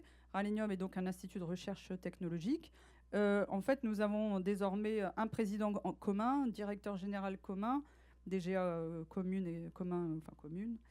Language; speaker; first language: French; native; French